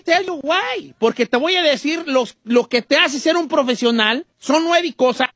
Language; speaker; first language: Spanish; native; Spanish